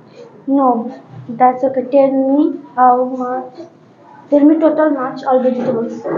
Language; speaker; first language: English; non-native, learner; Bangla